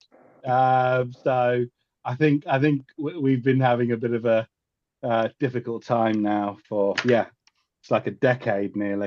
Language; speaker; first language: English; native; English